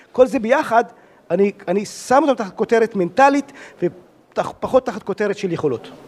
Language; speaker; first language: Hebrew; non-native, local second language; Arabic